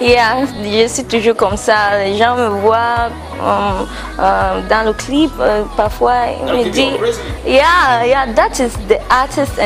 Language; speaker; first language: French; non-native, local second language; English